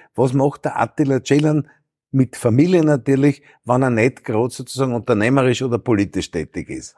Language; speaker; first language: German; native; German